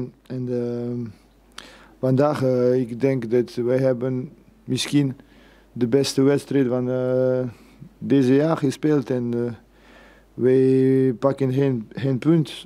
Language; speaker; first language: Dutch; non-native, fluent; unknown